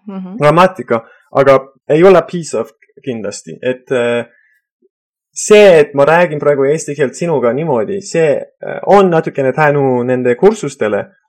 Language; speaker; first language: Estonian; non-native, fluent; Persian